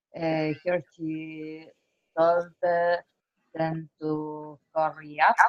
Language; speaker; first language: English; non-native, learner; Spanish